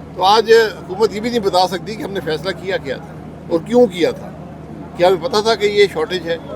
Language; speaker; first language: Urdu; native; Urdu